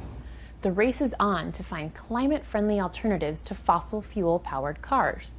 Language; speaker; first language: English; native; English